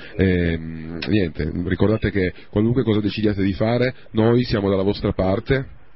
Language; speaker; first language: Italian; native; Italian